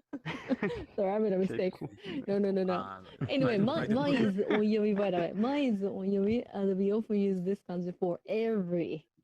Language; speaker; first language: English; non-native, learner; Japanese